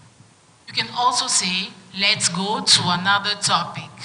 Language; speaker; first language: English; non-native, fluent; French